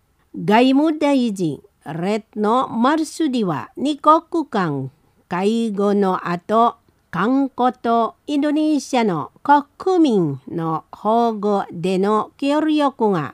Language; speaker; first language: Japanese; non-native, fluent; Indonesian